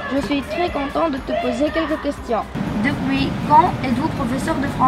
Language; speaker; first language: French; non-native, learner; Arabic